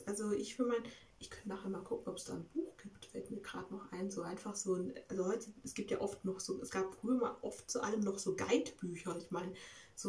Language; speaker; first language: German; native; German